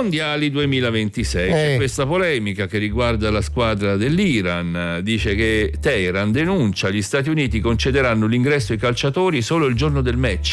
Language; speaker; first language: Italian; native; Italian